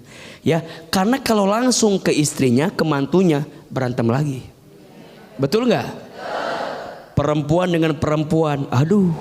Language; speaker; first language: Indonesian; native; Indonesian